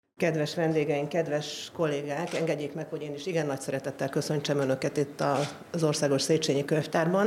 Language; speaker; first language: Hungarian; native; Hungarian